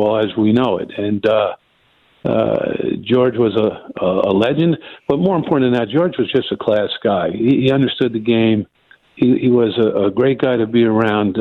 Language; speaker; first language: English; native; English